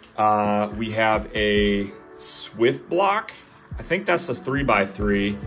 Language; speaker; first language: English; native; English